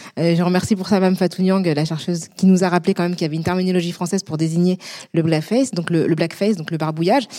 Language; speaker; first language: French; native; French